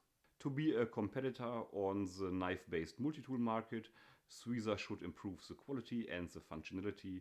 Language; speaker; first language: English; non-native, fluent; German